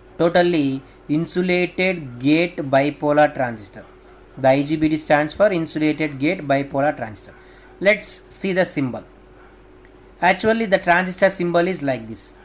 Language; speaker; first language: English; non-native, local second language; Telugu